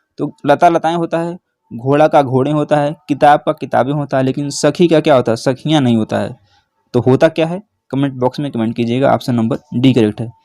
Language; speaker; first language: Hindi; native; Hindi